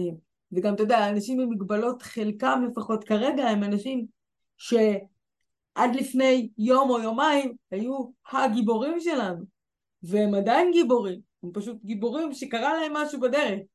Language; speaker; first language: Hebrew; native; Hebrew